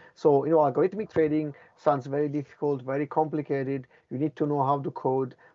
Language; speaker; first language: English; non-native, fluent; Italian